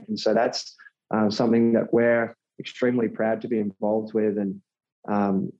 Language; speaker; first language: English; native; English